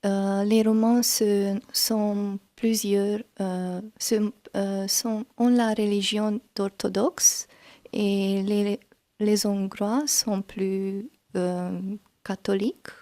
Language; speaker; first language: French; non-native, learner; Hungarian